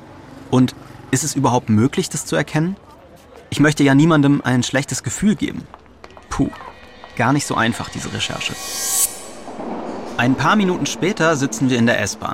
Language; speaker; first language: German; native; German